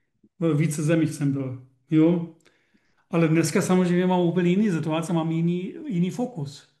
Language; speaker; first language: Czech; non-native, learner; German